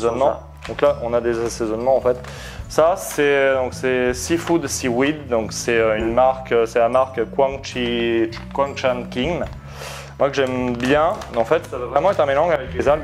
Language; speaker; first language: French; native; French